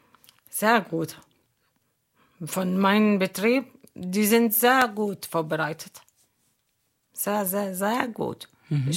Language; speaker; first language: German; non-native, learner; Arabic